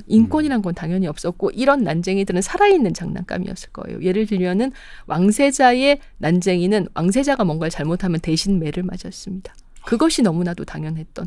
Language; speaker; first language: Korean; native; Korean